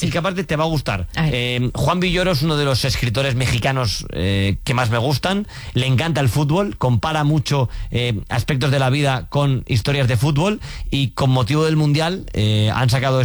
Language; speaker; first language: Spanish; native; Spanish